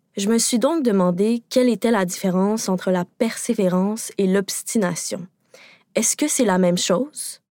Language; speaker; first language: French; native; French